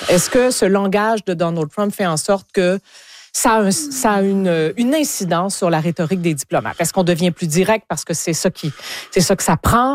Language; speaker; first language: French; native; French